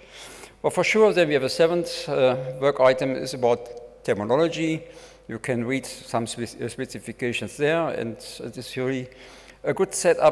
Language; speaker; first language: English; non-native, fluent; German